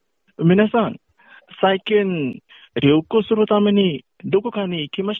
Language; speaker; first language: Japanese; non-native, learner; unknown